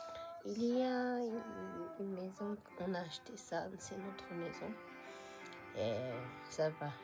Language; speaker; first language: French; non-native, fluent; Japanese